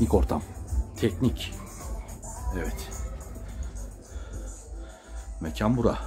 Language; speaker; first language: Turkish; native; Turkish